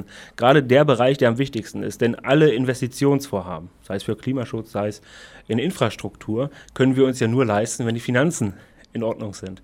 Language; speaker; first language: German; native; German